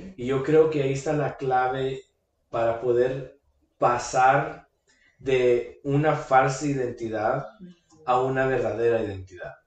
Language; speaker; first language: Spanish; early bilingual, heritage; Spanish